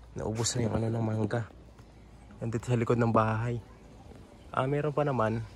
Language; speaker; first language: Filipino; non-native, local second language; Hiligaynon